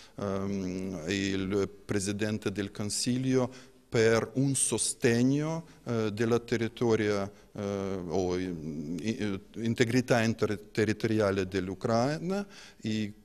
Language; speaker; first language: Italian; non-native, learner; Ukrainian